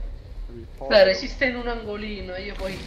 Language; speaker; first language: Italian; native; Italian